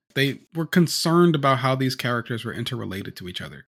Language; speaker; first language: English; native; English